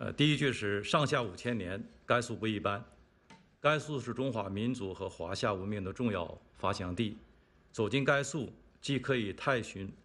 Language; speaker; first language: Chinese; native; Chinese